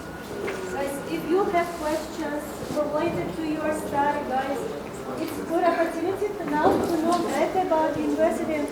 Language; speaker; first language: English; non-native, local second language; Uzbek